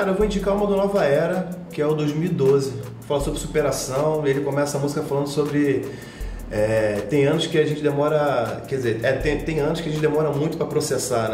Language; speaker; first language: Portuguese; native; Portuguese